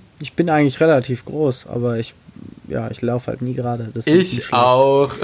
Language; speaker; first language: German; native; German